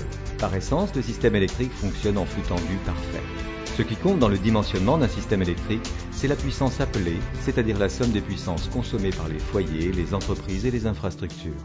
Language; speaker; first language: French; native; French